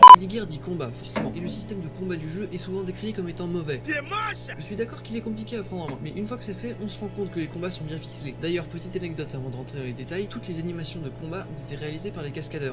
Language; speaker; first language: French; native; French